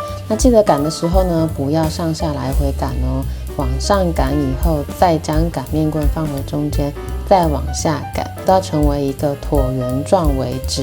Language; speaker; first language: Chinese; native; Chinese